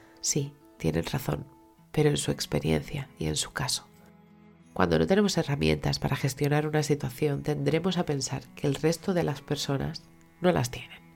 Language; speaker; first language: Spanish; native; Spanish